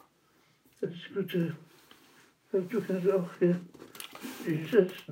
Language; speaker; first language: German; non-native, fluent; Polish